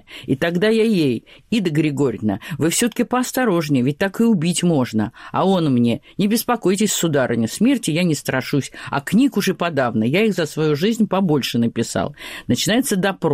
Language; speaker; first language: Russian; native; Russian